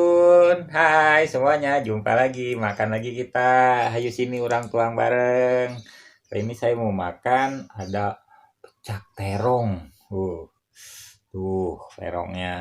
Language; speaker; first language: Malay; non-native, local second language; Sundanese